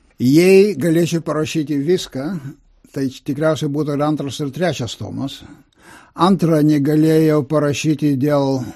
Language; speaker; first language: Lithuanian; non-native, local second language; Russian